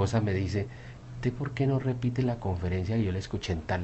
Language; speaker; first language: Spanish; native; Spanish